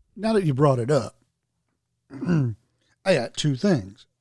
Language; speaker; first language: English; native; English